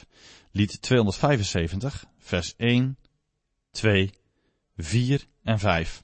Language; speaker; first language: Dutch; native; Dutch